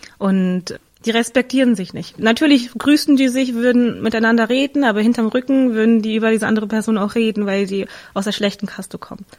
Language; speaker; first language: German; early bilingual, other home language; Tamil